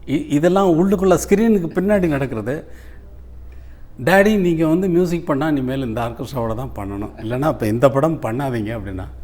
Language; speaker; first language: Tamil; native; Tamil